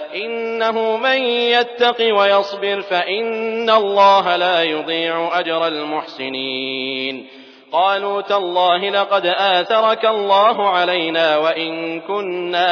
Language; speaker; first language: Arabic; native; Arabic